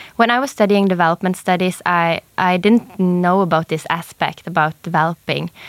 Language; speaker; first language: English; non-native, fluent; Norwegian